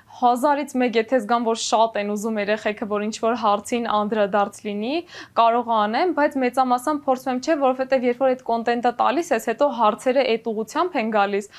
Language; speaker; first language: Armenian; native; Armenian